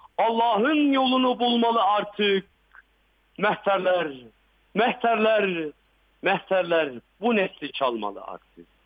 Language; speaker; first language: Turkish; native; Turkish